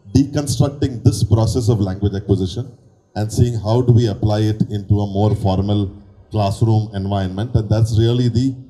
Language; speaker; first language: English; non-native, local second language; Tamil